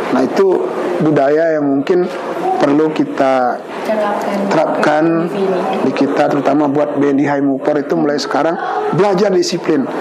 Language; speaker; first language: Indonesian; non-native, local second language; Balinese